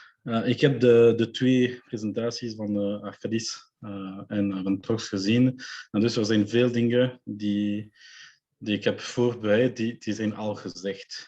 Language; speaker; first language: Dutch; non-native, local second language; French